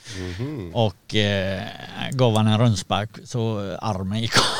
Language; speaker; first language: Swedish; native; Swedish